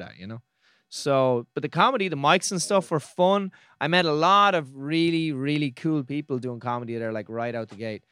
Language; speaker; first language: English; native; English